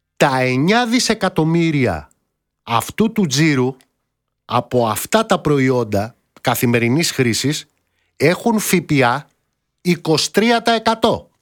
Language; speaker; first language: Greek; native; Greek